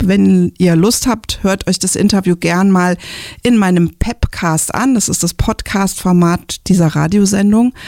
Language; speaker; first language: German; native; German